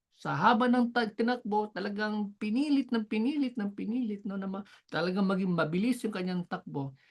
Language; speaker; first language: Filipino; non-native, local second language; Cebuano